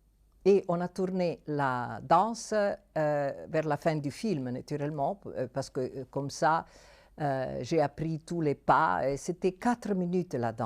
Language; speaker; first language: French; non-native, fluent; Italian